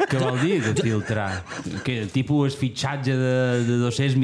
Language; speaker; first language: Catalan; native; Catalan